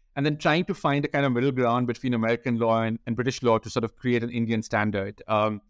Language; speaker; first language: English; non-native, local second language; Hindi